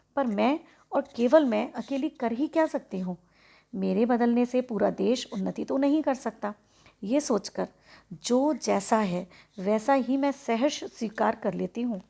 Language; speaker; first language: Hindi; native; Hindi